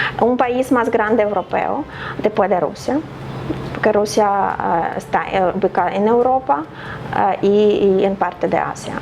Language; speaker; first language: Spanish; non-native, fluent; Ukrainian